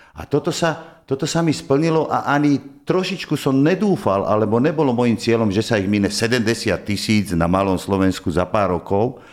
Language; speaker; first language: Slovak; native; Slovak